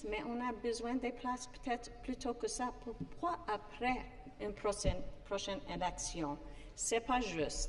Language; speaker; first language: French; non-native, fluent; English